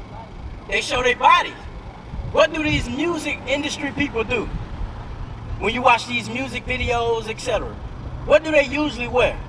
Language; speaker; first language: English; native; English